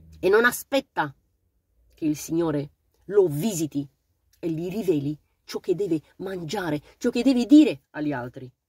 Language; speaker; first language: Italian; non-native, fluent; Romanian